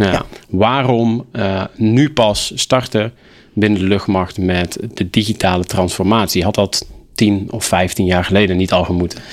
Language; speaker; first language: Dutch; native; Dutch